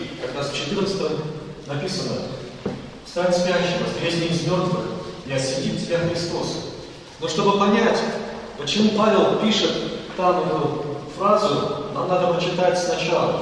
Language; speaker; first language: Russian; native; Russian